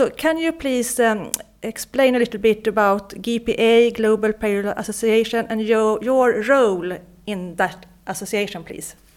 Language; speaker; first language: English; non-native, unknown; Swedish